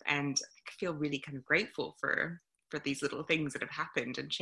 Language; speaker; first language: English; native; English